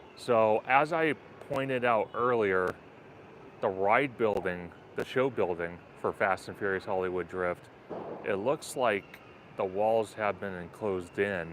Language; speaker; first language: English; native; English